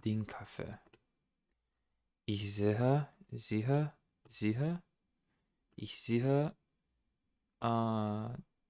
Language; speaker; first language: German; non-native, learner; Portuguese